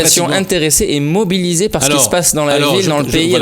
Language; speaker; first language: French; native; French